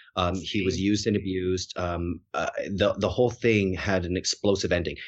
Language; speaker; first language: English; native; English